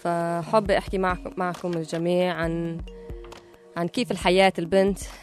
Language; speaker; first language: Arabic; native; Arabic